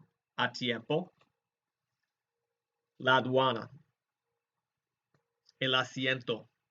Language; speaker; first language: Spanish; non-native, fluent; English